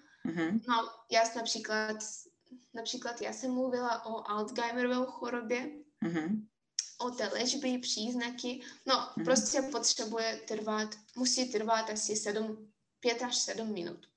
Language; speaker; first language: Czech; non-native, fluent; Russian